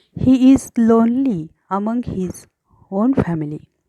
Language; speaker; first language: English; non-native, local second language; Marathi